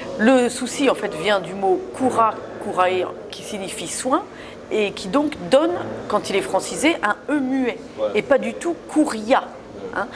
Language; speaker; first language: French; native; French